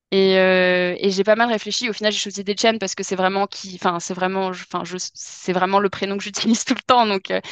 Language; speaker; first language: French; native; French